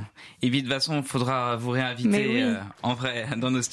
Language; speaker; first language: French; native; French